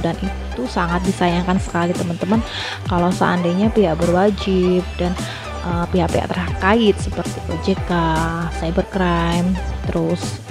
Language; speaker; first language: Indonesian; native; Indonesian